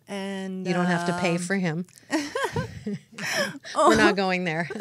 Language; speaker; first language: English; non-native, fluent; Japanese